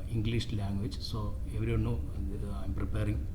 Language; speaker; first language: English; non-native, local second language; Malayalam